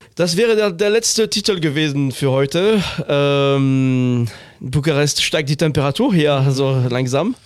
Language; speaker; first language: German; non-native, fluent; French